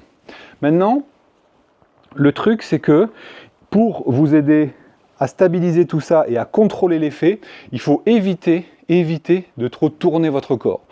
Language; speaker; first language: French; native; French